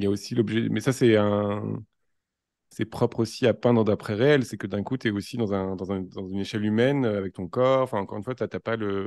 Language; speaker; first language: French; native; French